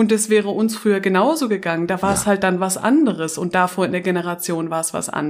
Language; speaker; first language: German; native; German